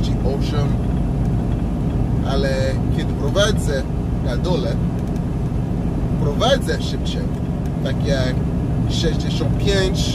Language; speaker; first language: Polish; non-native, learner; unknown